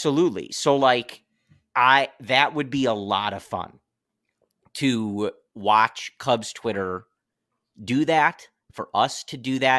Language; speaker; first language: English; native; English